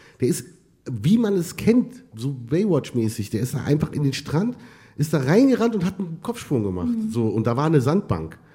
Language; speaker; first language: German; early bilingual, other home language; Arabic